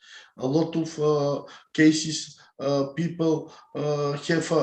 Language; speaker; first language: English; non-native, learner; Bulgarian